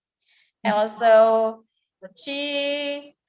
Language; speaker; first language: English; non-native, fluent; Indonesian